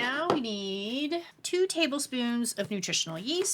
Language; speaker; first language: English; native; English